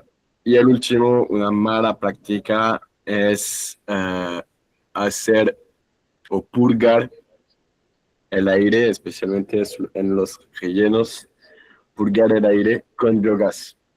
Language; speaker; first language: Spanish; non-native, fluent; French